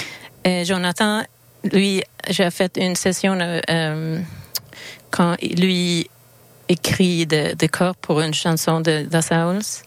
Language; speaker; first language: French; non-native, learner; Swedish